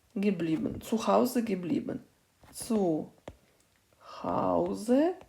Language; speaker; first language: German; non-native, fluent; Ukrainian